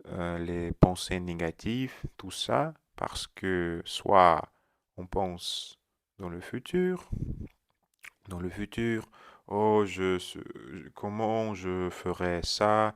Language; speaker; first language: French; non-native, learner; Russian